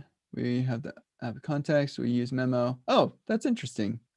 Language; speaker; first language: English; native; English